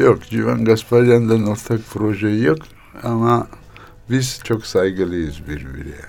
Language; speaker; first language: Turkish; non-native, learner; Armenian